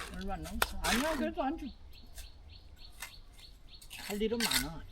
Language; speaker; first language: Korean; native; Korean